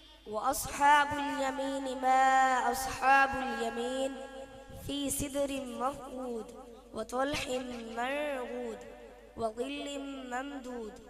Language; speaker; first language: Arabic; non-native, learner; Urdu